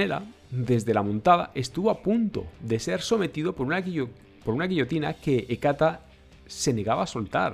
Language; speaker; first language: Spanish; native; Spanish